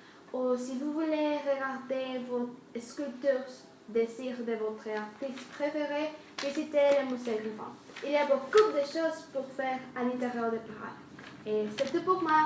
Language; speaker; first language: French; non-native, learner; Spanish